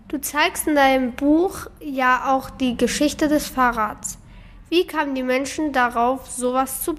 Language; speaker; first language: German; native; German